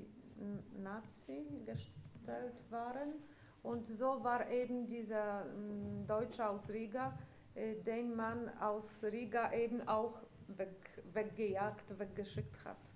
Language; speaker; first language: German; non-native, fluent; Polish